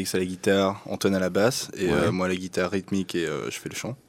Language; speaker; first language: French; native; French